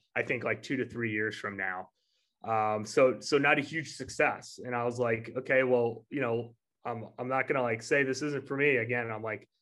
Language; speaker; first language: English; native; English